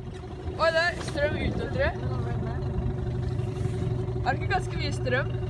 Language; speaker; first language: Norwegian; native; Norwegian